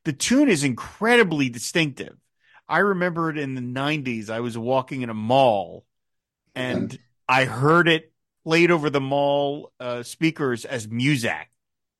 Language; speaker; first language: English; native; English